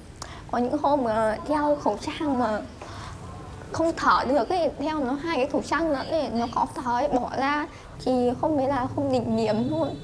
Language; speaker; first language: Vietnamese; native; Vietnamese